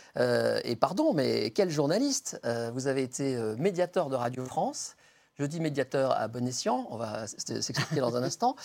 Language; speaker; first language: French; native; French